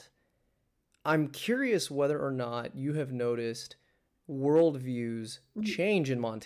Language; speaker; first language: English; native; English